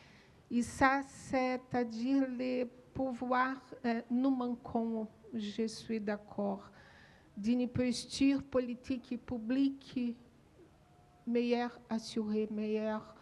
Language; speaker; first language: French; non-native, learner; Portuguese